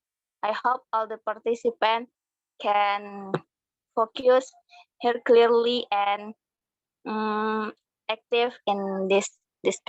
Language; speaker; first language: English; non-native, learner; Indonesian